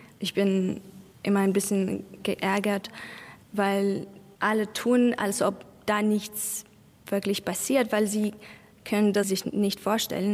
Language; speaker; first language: German; non-native, fluent; Ukrainian